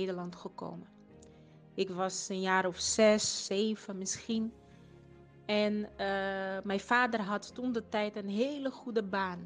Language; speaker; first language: Dutch; non-native, fluent; Portuguese